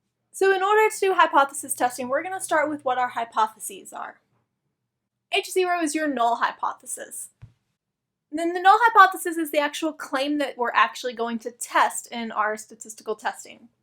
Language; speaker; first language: English; native; English